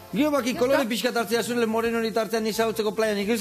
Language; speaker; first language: Basque; native; Basque